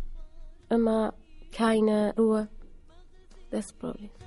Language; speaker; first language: German; non-native, learner; Assyrian Neo-Aramaic